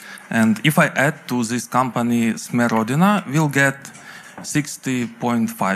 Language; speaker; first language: English; non-native, fluent; Ukrainian